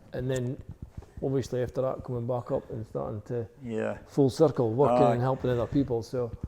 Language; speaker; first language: English; native; English